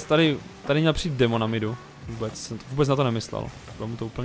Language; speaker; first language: Czech; native; Czech